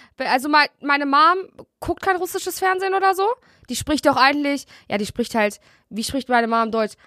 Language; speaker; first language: German; early bilingual, other home language; Russian